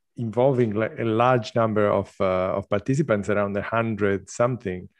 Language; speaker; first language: English; non-native, fluent; Italian